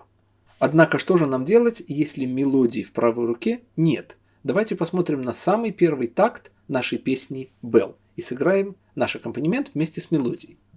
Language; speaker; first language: Russian; native; Russian